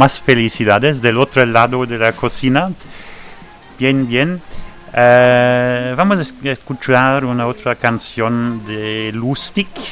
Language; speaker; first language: Spanish; non-native, fluent; French